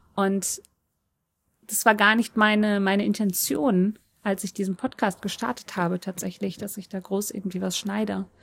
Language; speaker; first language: German; early bilingual, other home language; Polish